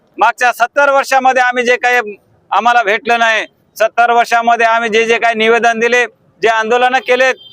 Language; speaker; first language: Marathi; non-native, local second language; Lambadi